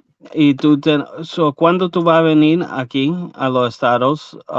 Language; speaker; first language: Spanish; early bilingual, heritage; English